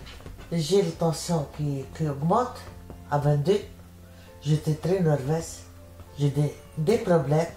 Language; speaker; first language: French; non-native, learner; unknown